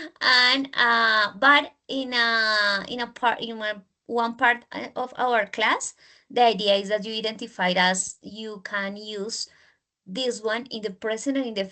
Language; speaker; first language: English; non-native, learner; Spanish